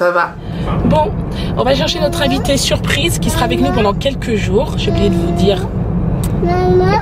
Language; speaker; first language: French; native; French